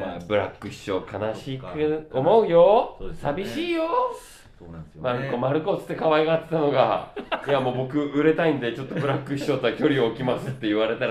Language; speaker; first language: Japanese; native; Japanese